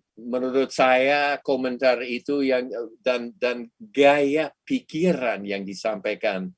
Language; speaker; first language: Indonesian; non-native, fluent; English